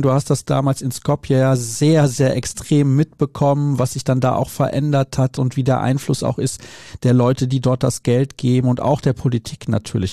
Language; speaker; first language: German; native; German